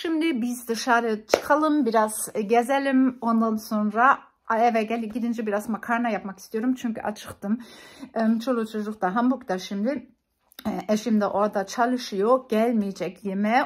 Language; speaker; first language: Turkish; non-native, fluent; German